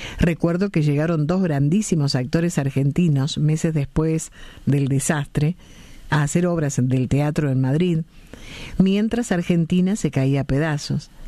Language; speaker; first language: Spanish; native; Spanish